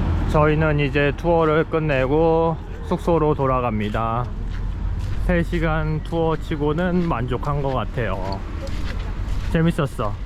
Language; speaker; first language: Korean; native; Korean